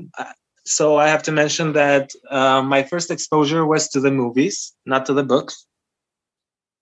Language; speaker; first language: English; non-native, fluent; Albanian